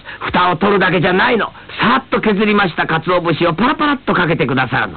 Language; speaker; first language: Japanese; native; Japanese